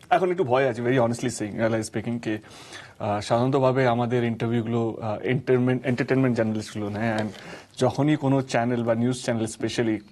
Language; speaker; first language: Bangla; non-native, local second language; Hindi